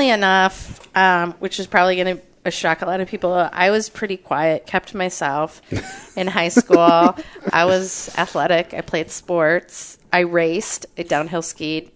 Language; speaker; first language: English; native; English